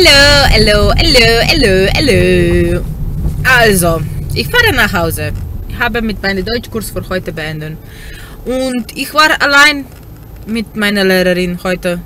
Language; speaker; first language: German; non-native, learner; Slovenian